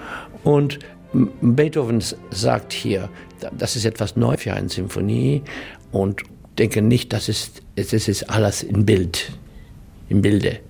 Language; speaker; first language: German; non-native, learner; English